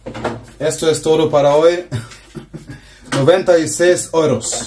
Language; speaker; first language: Spanish; non-native, learner; German